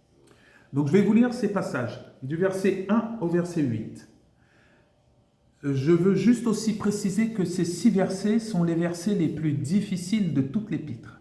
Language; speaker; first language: French; native; French